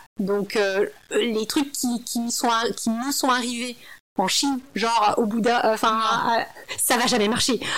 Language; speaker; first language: French; early bilingual, other home language; Min Nan Chinese